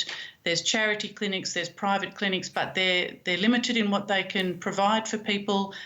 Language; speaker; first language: English; native; English